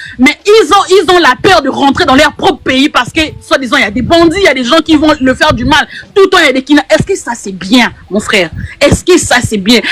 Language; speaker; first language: French; non-native, local second language; Lingala